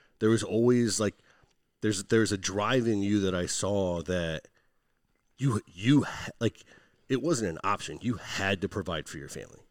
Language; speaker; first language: English; native; English